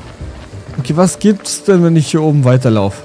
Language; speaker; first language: German; native; German